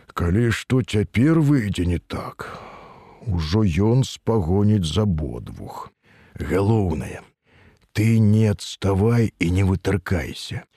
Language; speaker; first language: Belarusian; native; Belarusian